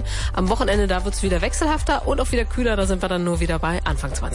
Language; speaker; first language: German; native; German